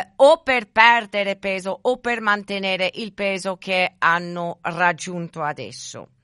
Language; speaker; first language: Italian; early bilingual, other home language; English